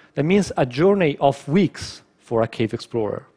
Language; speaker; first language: English; non-native, fluent; Italian